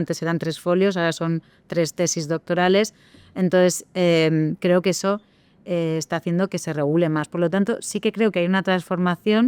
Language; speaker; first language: Spanish; native; Spanish